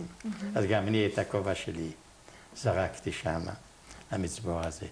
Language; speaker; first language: Hebrew; non-native, fluent; Yiddish